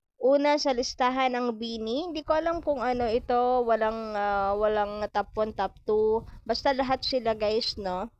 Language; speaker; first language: Filipino; non-native, local second language; Bikol